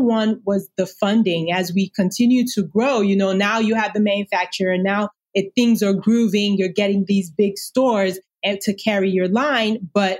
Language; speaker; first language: English; non-native, local second language; Yoruba